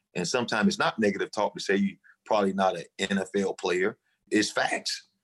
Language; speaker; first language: English; native; English